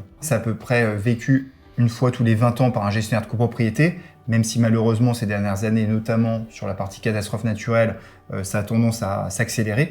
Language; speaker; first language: French; native; French